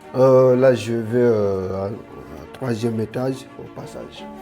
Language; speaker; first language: French; non-native, learner; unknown